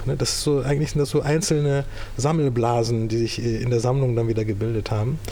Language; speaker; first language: German; early bilingual, other home language; Turkish